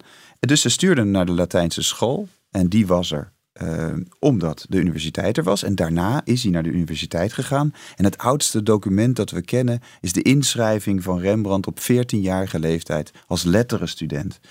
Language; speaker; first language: Dutch; native; Dutch